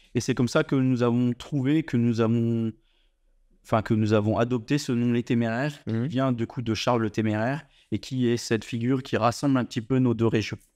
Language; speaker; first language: French; native; French